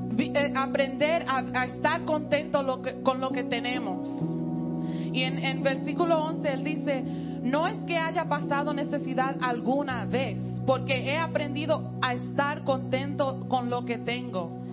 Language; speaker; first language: Spanish; early bilingual, heritage; Spanish